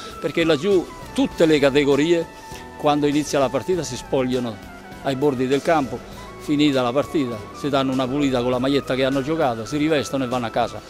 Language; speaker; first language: Italian; native; Italian